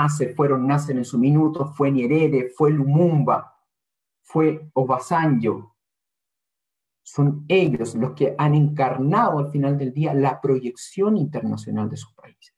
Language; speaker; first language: Spanish; native; Spanish